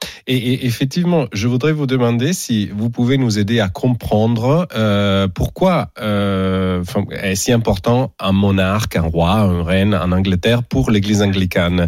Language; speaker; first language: French; native; French